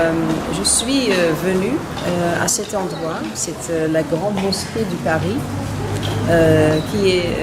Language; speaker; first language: French; non-native, learner; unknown